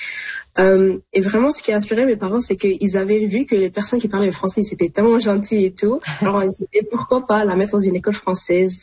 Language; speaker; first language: French; early bilingual, other home language; Arabic